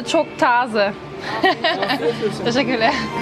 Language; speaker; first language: Turkish; non-native, learner; German